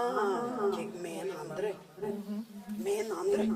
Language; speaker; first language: Dutch; non-native, learner; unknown